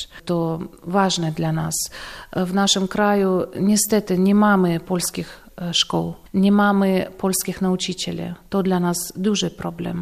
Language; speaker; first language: Polish; non-native, fluent; Russian